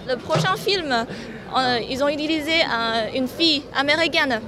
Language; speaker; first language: French; non-native, learner; Chinese